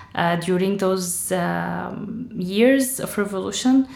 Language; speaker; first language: English; non-native, fluent; Arabic